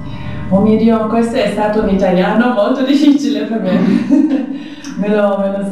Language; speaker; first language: Italian; non-native, fluent; German